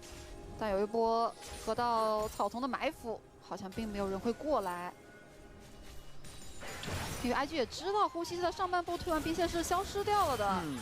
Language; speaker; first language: Chinese; native; Chinese